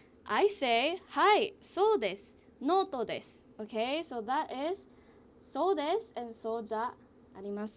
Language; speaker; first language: Japanese; non-native, fluent; English